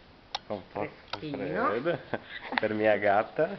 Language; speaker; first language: Italian; non-native, learner; Portuguese